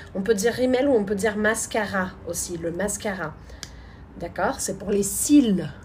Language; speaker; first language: French; non-native, fluent; Portuguese